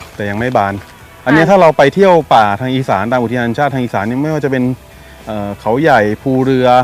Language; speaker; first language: Thai; native; Thai